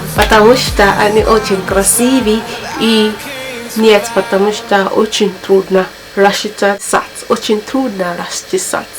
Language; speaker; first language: Russian; non-native, learner; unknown